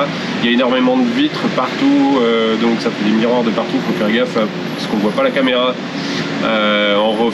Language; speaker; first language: French; native; French